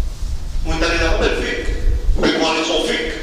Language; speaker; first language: Arabic; non-native, fluent; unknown